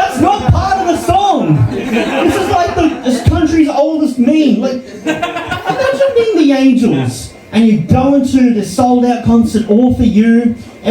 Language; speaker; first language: English; native; English